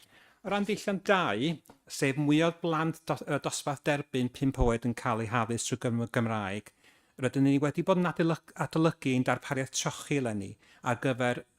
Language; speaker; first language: Welsh; native; Welsh